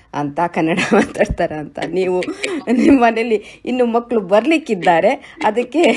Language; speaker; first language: Kannada; native; Kannada